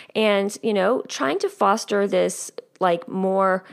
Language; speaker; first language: English; native; English